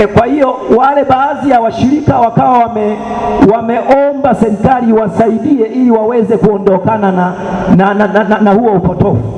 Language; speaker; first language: Swahili; native; Swahili